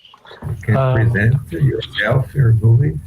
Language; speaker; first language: English; non-native, fluent; Portuguese